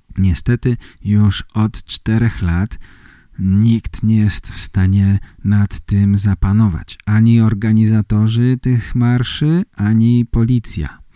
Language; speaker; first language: Polish; native; Polish